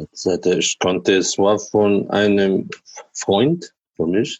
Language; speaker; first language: German; non-native, learner; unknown